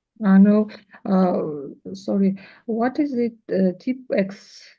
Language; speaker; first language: English; non-native, learner; Russian